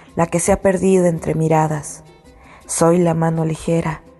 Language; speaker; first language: Spanish; native; Spanish